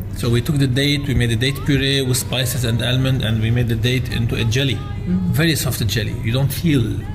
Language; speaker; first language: English; non-native, fluent; Arabic